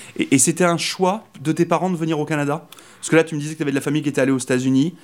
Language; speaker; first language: French; native; French